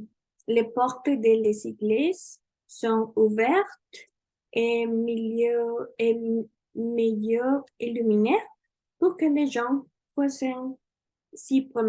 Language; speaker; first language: French; non-native, learner; Spanish